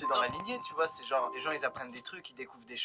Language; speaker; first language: French; native; French